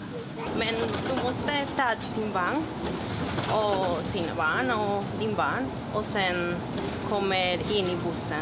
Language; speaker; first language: Swedish; non-native, learner; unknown